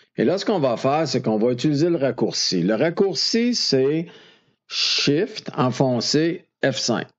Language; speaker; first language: French; native; French